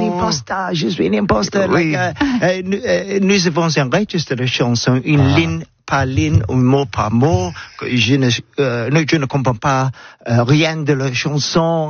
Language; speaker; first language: French; non-native, learner; English